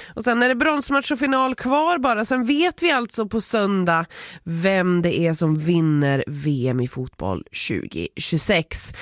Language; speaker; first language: Swedish; native; Swedish